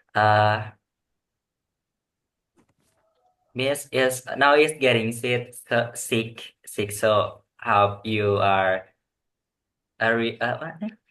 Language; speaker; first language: English; non-native, learner; Indonesian